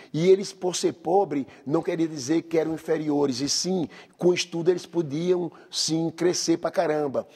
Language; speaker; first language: Portuguese; native; Portuguese